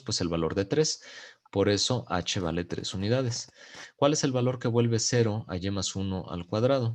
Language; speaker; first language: Spanish; native; Spanish